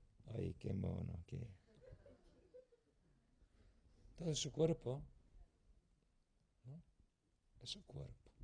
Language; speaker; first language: Spanish; non-native, learner; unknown